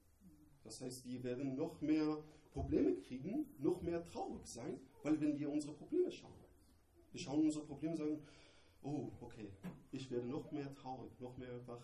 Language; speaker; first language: German; non-native, learner; Persian